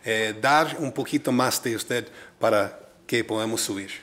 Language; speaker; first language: Spanish; non-native, fluent; English